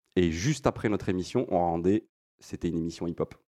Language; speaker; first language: French; native; French